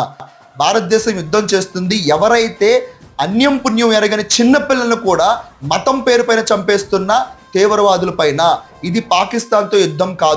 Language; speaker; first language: Telugu; native; Telugu